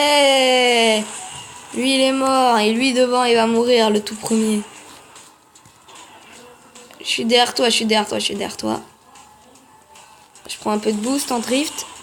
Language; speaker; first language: French; native; French